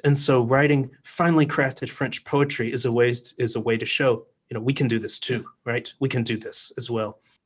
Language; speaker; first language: English; native; English